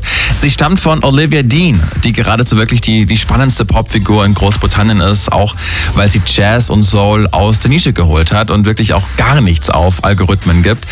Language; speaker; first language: German; native; German